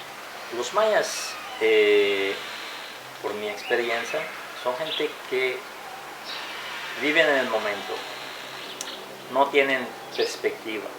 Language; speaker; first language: Spanish; non-native, fluent; French